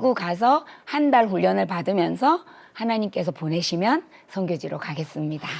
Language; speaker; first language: Korean; native; Korean